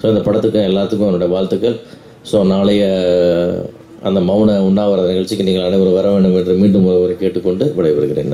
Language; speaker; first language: Tamil; native; Tamil